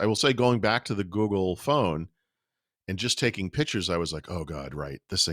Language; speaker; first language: English; native; English